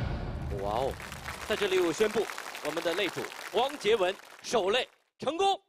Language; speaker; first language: Chinese; native; Chinese